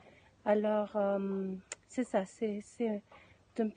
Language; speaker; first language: French; non-native, fluent; Spanish